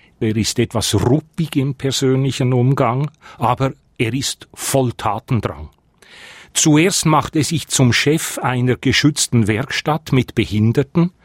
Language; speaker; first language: German; native; German